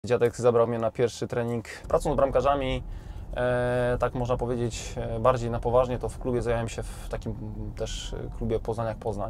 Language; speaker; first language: Polish; native; Polish